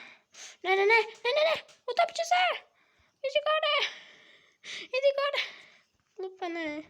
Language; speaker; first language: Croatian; early bilingual, heritage; Croatian